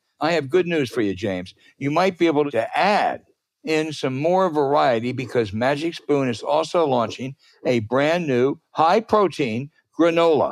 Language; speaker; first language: English; native; English